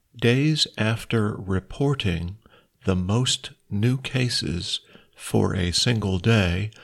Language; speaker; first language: English; native; English